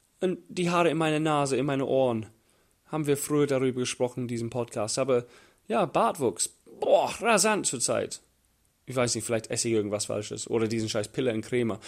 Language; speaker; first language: German; non-native, fluent; English